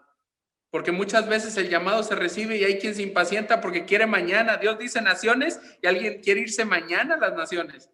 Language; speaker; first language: Spanish; native; Spanish